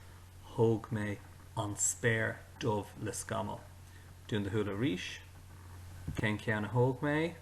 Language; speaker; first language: Irish; non-native, local second language; English